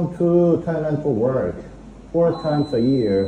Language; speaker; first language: English; non-native, learner; Korean